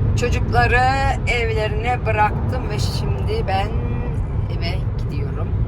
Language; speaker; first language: Turkish; early bilingual, heritage; Turkish